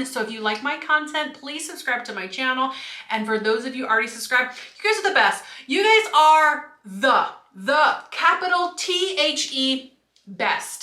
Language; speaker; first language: English; native; English